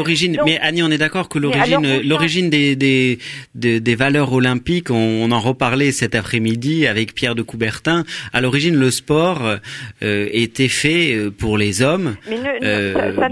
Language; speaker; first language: French; native; French